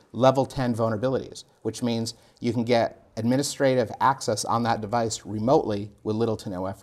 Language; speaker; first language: English; native; English